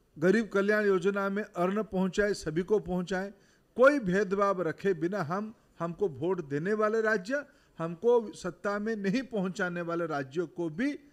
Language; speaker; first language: Hindi; non-native, local second language; Odia